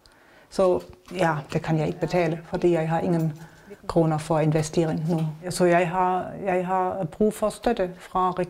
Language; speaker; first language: Danish; non-native, learner; German